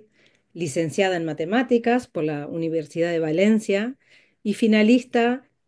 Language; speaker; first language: Spanish; native; Spanish